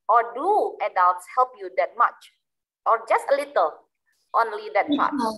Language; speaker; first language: English; non-native, learner; Indonesian